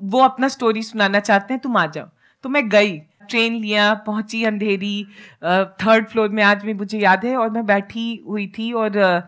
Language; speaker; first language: Hindi; native; Hindi